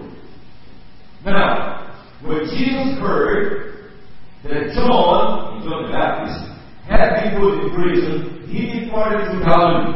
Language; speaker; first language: English; non-native, fluent; Portuguese